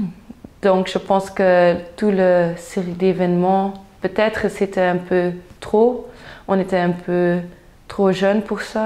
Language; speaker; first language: French; non-native, local second language; Dutch